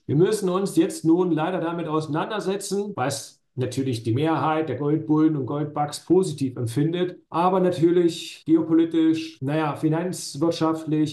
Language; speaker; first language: German; native; German